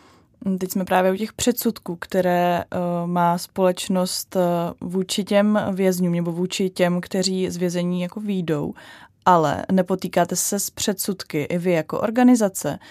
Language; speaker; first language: Czech; native; Czech